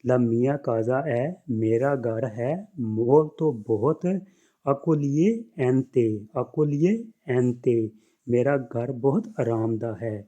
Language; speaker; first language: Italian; non-native, fluent; Punjabi